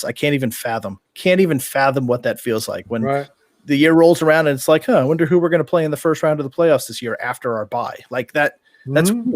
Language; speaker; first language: English; native; English